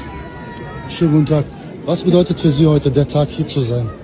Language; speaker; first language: German; native; German